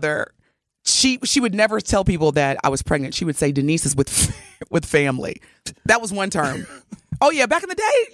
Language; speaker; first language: English; native; English